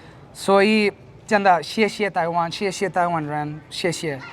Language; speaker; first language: Chinese; non-native, fluent; Spanish